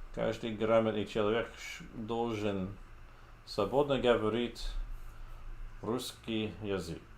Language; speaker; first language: Russian; non-native, fluent; English